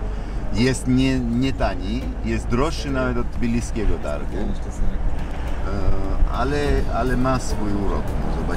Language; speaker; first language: Polish; non-native, fluent; Georgian